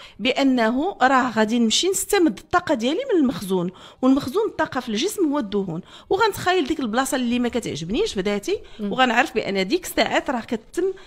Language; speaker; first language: Arabic; native; Arabic